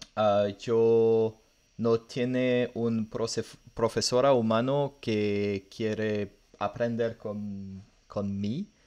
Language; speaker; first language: Spanish; non-native, learner; French